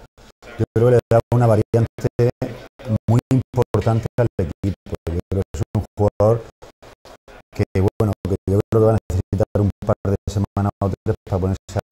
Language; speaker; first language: Spanish; native; Spanish